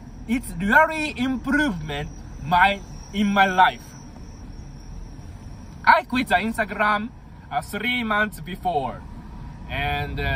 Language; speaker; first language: English; non-native, learner; Japanese